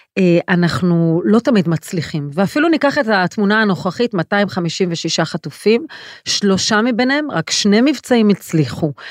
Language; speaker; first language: Hebrew; native; Hebrew